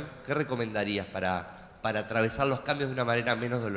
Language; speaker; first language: Spanish; native; Spanish